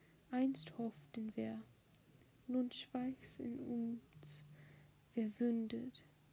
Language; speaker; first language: German; non-native, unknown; English